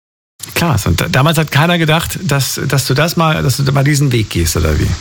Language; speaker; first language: German; native; German